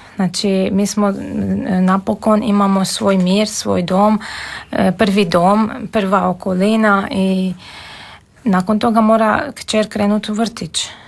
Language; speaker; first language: Serbian; non-native, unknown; Armenian